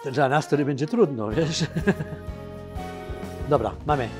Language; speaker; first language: Polish; non-native, fluent; French